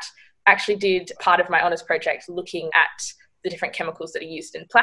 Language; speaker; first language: English; native; English